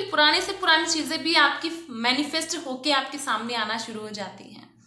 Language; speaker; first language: Hindi; native; Hindi